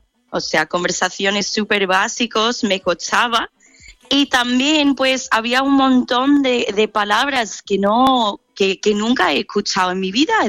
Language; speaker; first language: Spanish; non-native, fluent; English